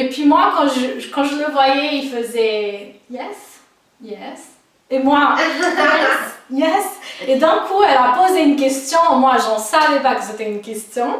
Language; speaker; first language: French; non-native, fluent; Portuguese